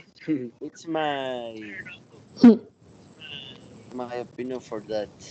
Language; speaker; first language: English; non-native, learner; Spanish